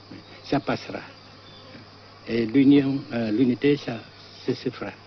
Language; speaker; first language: French; non-native, local second language; Vietnamese